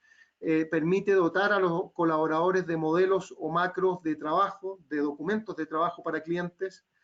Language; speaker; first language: Spanish; native; Spanish